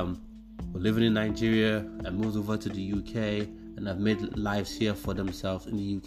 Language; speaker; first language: English; non-native, local second language; Igbo